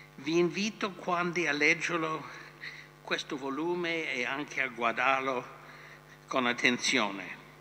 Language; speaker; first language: Italian; non-native, fluent; English